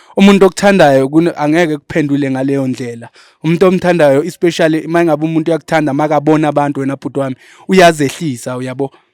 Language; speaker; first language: Zulu; non-native, local second language; Xhosa